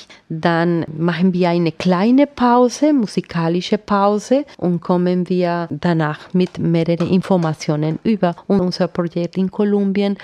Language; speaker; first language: German; non-native, fluent; Spanish